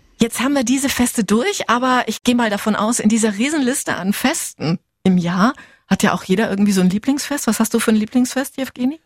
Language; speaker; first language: German; native; German